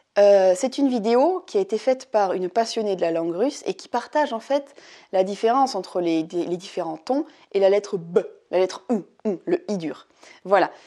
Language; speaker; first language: French; native; French